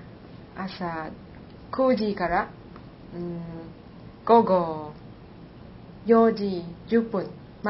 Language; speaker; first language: Japanese; non-native, learner; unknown